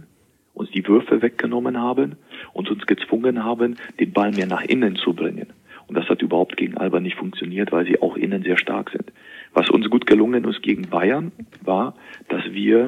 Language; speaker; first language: German; native; German